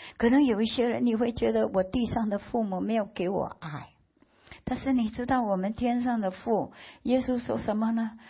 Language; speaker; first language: Chinese; early bilingual, heritage; Chinese